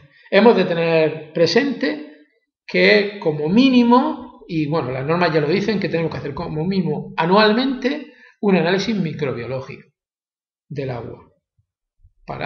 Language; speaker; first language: Spanish; native; Spanish